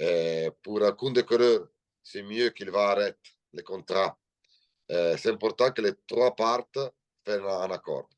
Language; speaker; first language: French; non-native, learner; Italian